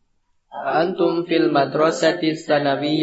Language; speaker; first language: Arabic; non-native, learner; Indonesian